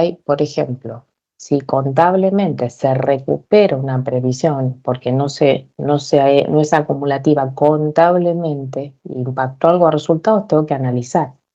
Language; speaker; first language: Spanish; native; Spanish